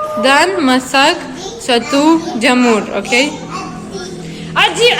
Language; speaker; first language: Indonesian; non-native, learner; Russian